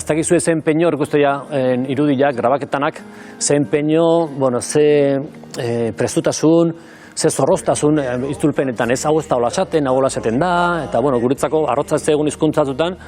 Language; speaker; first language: Basque; native; Basque